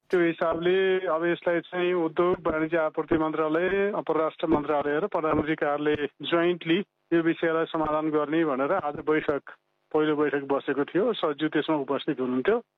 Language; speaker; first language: Nepali; native; Nepali